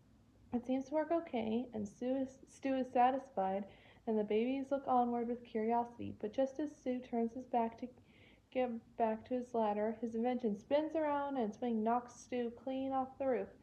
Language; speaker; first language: English; native; English